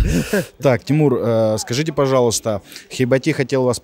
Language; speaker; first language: Russian; native; Russian